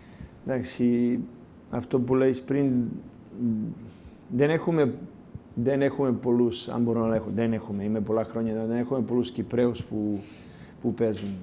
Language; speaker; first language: Greek; non-native, learner; Serbian